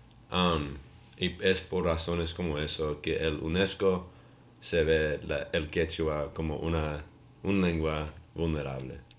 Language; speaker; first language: Spanish; non-native, learner; English